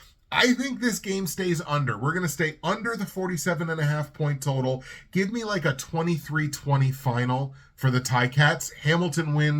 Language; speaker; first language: English; native; English